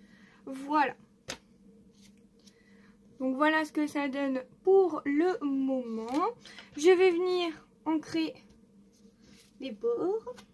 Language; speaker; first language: French; native; French